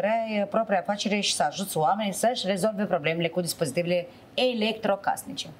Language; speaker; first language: Romanian; native; Romanian